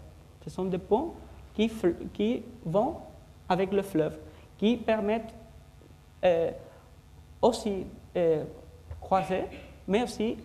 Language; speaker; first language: French; non-native, fluent; Spanish